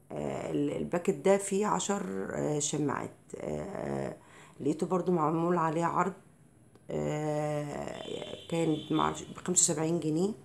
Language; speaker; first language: Arabic; native; Arabic